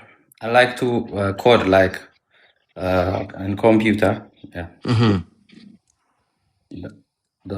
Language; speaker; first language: English; non-native, learner; Amharic